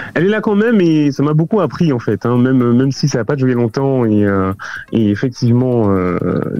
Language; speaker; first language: French; native; French